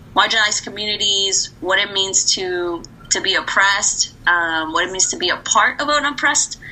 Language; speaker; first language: English; early bilingual, other home language; Spanish